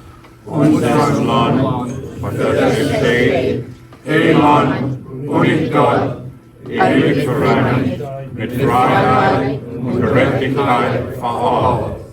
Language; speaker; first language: German; early bilingual, heritage; English